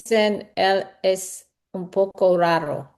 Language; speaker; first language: Spanish; non-native, learner; English